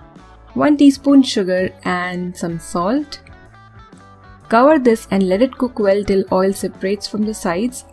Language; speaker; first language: English; non-native, local second language; Hindi